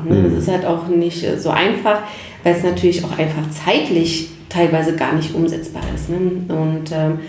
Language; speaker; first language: German; native; German